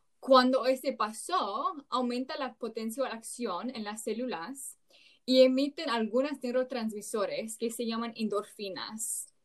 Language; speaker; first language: Spanish; non-native, learner; English